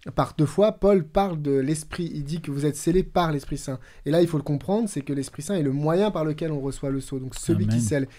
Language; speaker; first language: French; native; French